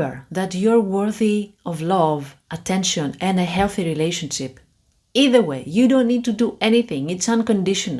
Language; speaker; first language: English; non-native, fluent; Greek